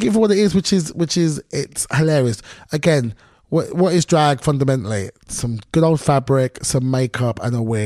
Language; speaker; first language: English; native; English